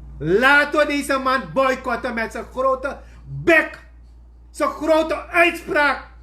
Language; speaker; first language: Dutch; native; Dutch